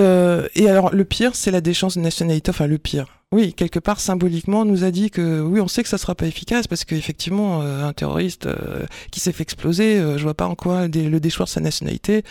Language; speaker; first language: French; native; French